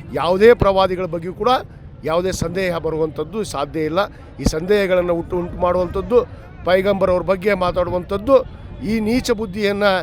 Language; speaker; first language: Kannada; native; Kannada